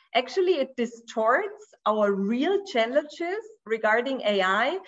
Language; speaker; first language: English; non-native, fluent; Portuguese